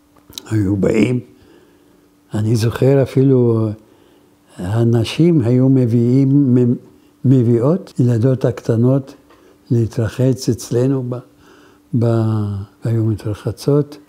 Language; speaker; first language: Hebrew; non-native, fluent; Arabic